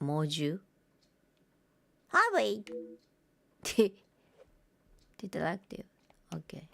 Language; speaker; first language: English; non-native, learner; Japanese